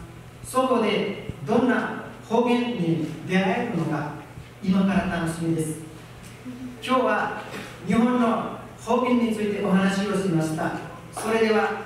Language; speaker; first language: Japanese; non-native, learner; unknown